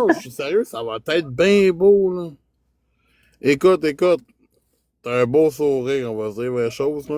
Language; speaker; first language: French; native; French